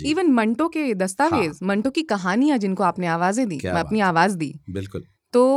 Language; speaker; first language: Hindi; native; Hindi